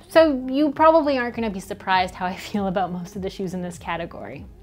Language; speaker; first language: English; native; English